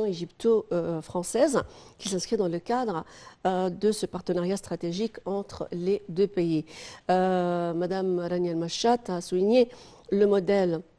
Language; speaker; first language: French; non-native, fluent; Arabic